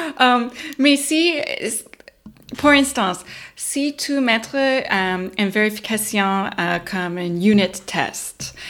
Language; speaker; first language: French; non-native, learner; English